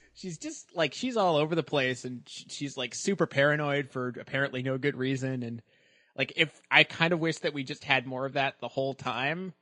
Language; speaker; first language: English; native; English